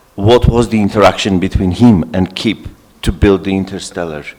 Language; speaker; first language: English; non-native, fluent; Armenian